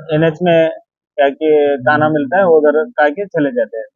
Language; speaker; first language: Hindi; non-native, local second language; Kannada